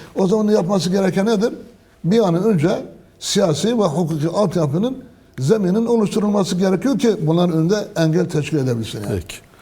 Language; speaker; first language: Turkish; non-native, local second language; Kurdish